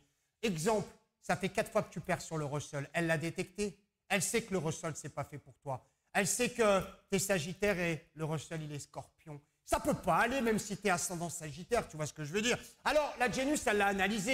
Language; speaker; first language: French; native; French